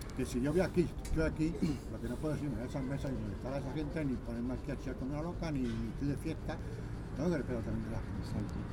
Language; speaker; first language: Spanish; native; Spanish